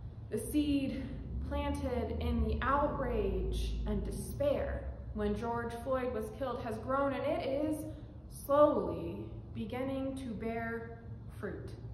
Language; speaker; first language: English; native; English